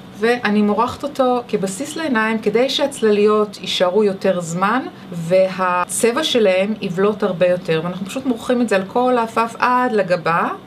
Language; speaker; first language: Hebrew; native; Hebrew